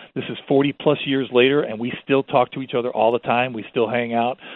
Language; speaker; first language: English; early bilingual, other home language; Spanish